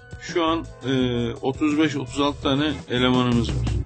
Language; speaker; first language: Turkish; native; Turkish